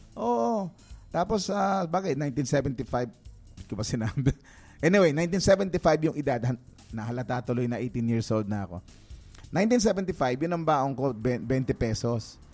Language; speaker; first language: Filipino; native; Filipino